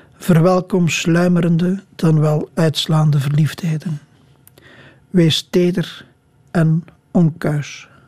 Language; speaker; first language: Dutch; native; Dutch